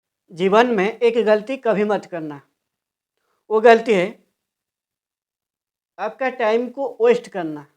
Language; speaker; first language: Hindi; non-native, local second language; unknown